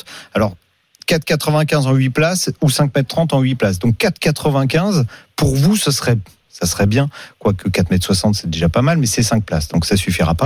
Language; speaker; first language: French; native; French